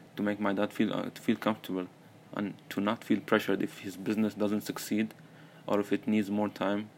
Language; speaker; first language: English; early bilingual, other home language; Arabic